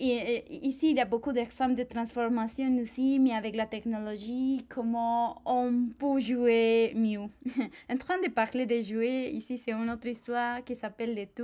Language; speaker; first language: French; non-native, fluent; Spanish